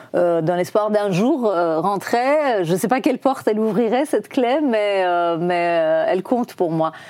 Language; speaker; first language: French; non-native, fluent; Persian